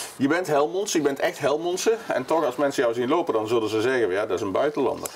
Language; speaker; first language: Dutch; native; Dutch